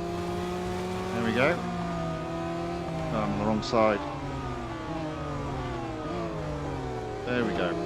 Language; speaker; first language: English; native; English